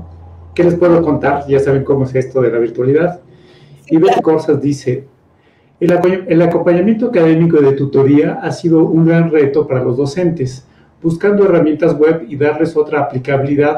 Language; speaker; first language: Spanish; native; Spanish